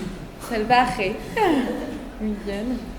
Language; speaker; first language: Spanish; non-native, fluent; French